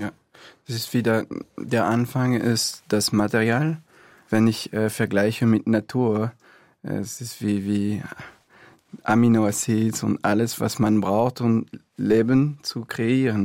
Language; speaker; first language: German; non-native, fluent; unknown